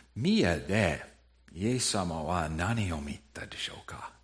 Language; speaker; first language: Japanese; non-native, fluent; English